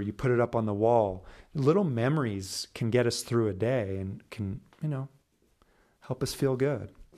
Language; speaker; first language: English; native; English